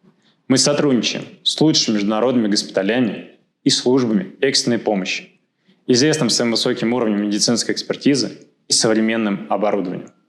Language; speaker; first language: Russian; native; Russian